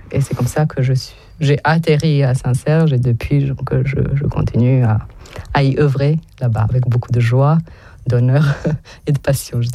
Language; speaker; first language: French; non-native, fluent; Serbian